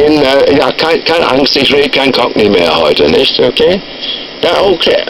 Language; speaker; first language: German; non-native, fluent; English